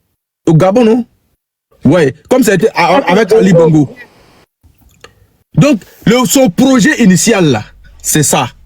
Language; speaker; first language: French; native; French